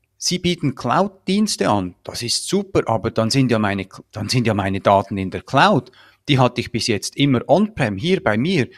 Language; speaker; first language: German; native; German